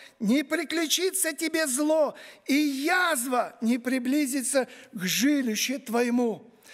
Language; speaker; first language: Russian; native; Russian